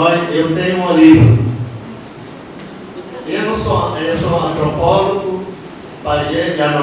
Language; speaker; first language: Portuguese; non-native, local second language; Yanomámi